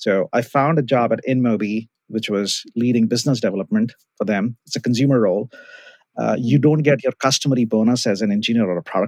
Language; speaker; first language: English; non-native, local second language; Hindi